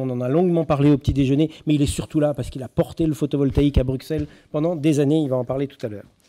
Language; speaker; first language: French; native; French